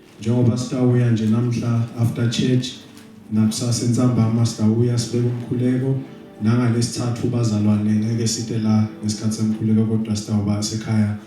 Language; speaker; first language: Zulu; non-native, local second language; Swati